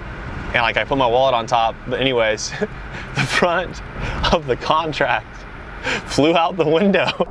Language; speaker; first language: English; native; English